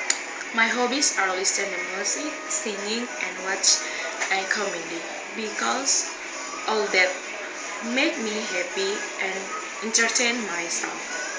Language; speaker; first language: English; non-native, learner; Indonesian